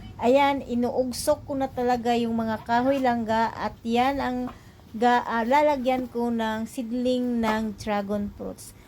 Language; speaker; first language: Filipino; non-native, local second language; Cebuano